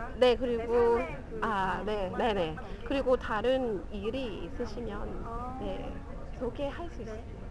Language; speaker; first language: Korean; non-native, learner; Thai